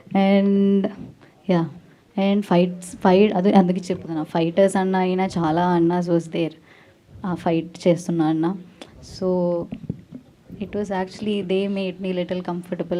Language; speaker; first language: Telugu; non-native, learner; Malayalam